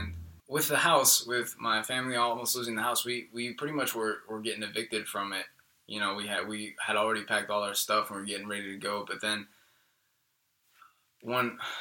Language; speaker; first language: English; early bilingual, other home language; Spanish